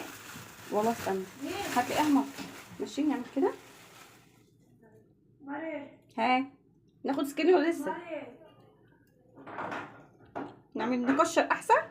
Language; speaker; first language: Arabic; native; Arabic